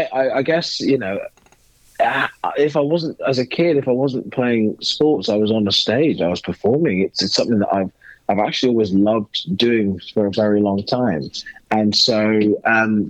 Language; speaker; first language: English; native; English